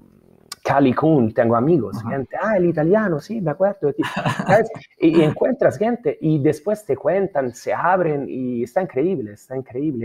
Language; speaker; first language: Spanish; non-native, fluent; Italian